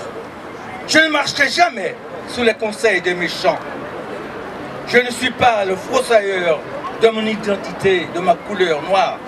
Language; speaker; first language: French; native; French